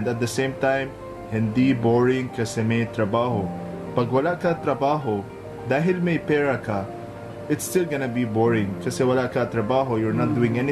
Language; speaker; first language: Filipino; non-native, learner; Arabic